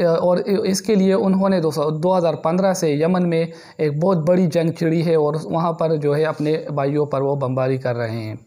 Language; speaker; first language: Urdu; non-native, local second language; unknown